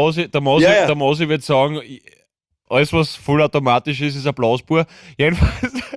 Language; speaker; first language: German; native; German